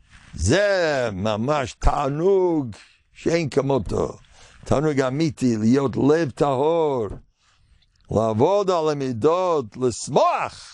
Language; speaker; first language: Hebrew; non-native, fluent; English